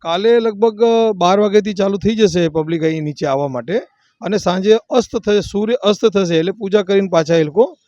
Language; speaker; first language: Gujarati; non-native, local second language; Hindi